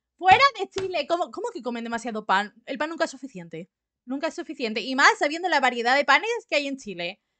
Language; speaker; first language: Spanish; native; Spanish